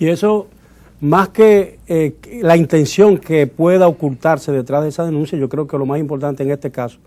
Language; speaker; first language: Spanish; native; Spanish